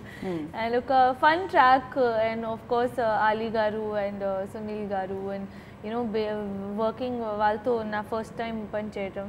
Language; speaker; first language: Telugu; non-native, learner; Hindi